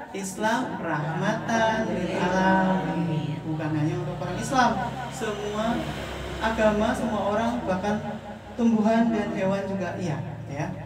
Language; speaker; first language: Indonesian; non-native, fluent; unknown